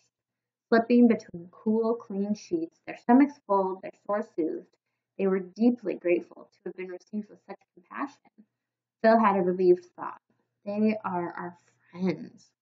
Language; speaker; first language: English; native; English